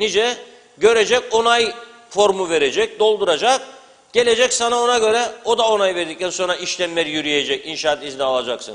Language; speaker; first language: Turkish; native; Turkish